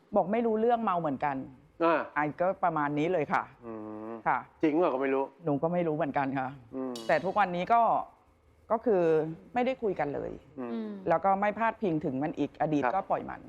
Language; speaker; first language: Thai; native; Thai